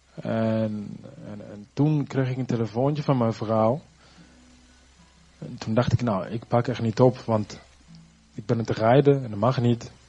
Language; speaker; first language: Dutch; non-native, fluent; Rundi